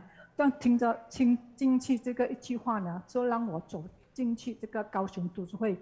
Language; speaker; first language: Chinese; non-native, learner; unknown